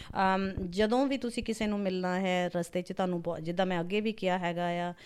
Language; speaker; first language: English; non-native, local second language; Punjabi